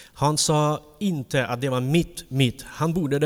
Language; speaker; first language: Swedish; non-native, fluent; Ukrainian